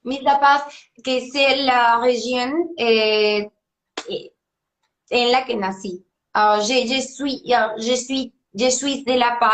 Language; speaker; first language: French; non-native, learner; Spanish